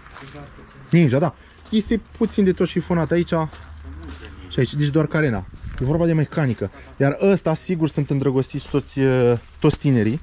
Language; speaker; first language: Romanian; native; Romanian